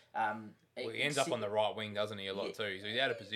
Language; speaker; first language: English; native; English